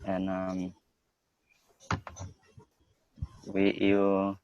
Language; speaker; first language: English; non-native, learner; Vietnamese